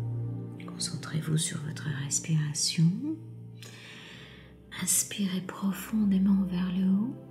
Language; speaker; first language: French; native; French